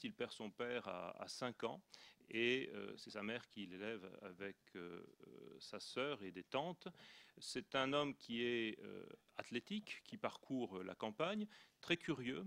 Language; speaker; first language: French; native; French